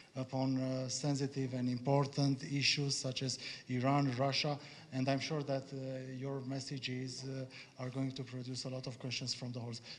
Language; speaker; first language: English; non-native, fluent; Romanian